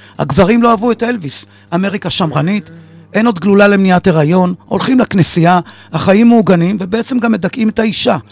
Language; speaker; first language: Hebrew; native; Hebrew